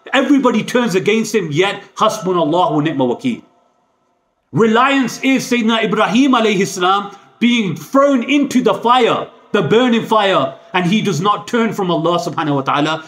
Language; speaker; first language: English; native; English